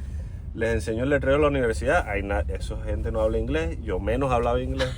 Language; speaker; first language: Spanish; native; Spanish